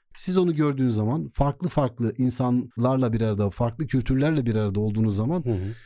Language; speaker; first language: Turkish; native; Turkish